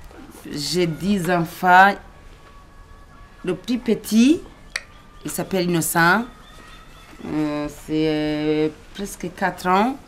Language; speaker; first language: French; non-native, learner; Kinyarwanda